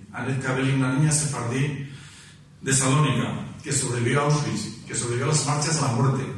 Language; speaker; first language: Spanish; native; Spanish